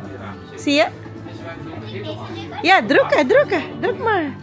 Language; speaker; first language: Dutch; non-native, learner; Filipino